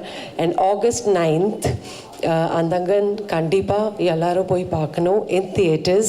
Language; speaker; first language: Tamil; non-native, fluent; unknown